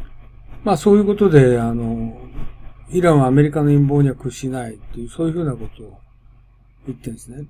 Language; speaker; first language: Japanese; native; Japanese